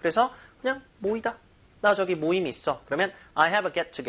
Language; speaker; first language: Korean; native; Korean